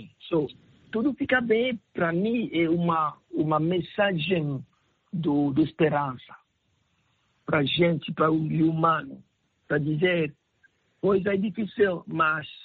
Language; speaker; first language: Portuguese; non-native, learner; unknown